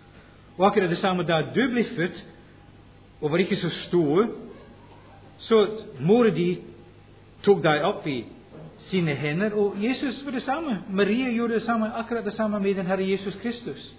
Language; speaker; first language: Norwegian; non-native, fluent; English